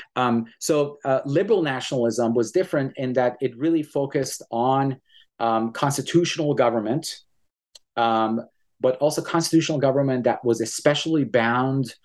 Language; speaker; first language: English; early bilingual, other home language; Persian